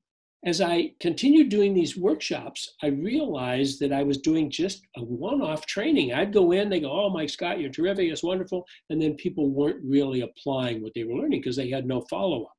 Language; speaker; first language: English; native; English